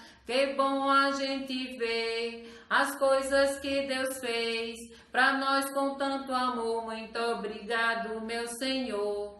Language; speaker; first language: Portuguese; native; Portuguese